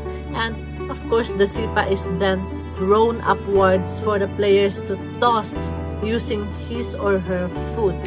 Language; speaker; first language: English; non-native, local second language; Cebuano